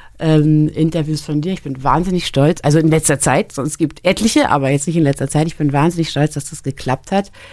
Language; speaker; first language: German; native; German